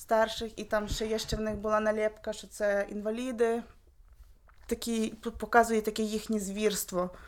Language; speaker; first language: Polish; non-native, learner; Ukrainian